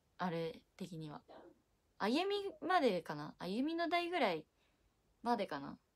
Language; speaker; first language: Japanese; native; Japanese